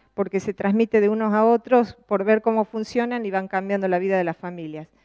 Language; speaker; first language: Spanish; native; Spanish